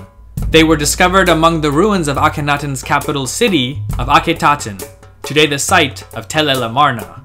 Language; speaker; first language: English; native; English